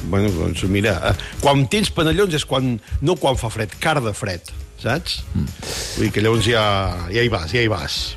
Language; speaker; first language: Catalan; native; Catalan